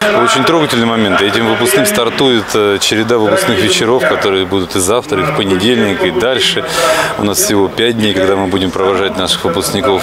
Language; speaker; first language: Russian; native; Russian